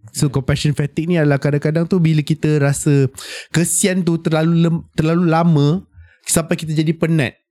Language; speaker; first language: Malay; native; Malay